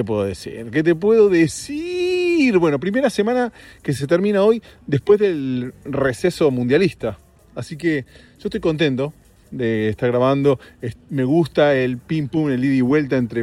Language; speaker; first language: Spanish; native; Spanish